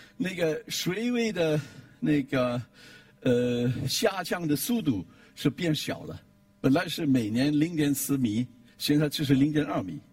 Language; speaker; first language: Chinese; non-native, fluent; German